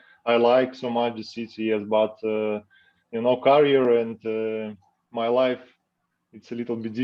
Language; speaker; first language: English; non-native, learner; Russian